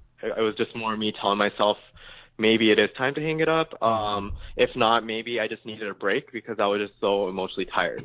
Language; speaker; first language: English; early bilingual, other home language; Japanese